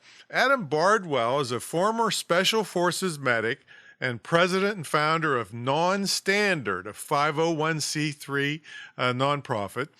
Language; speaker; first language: English; native; English